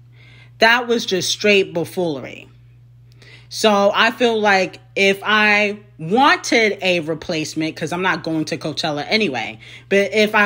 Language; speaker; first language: English; native; English